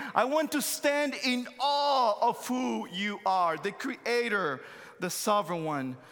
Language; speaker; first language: English; non-native, fluent; Spanish